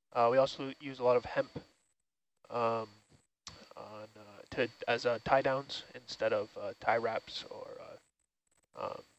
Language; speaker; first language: English; native; English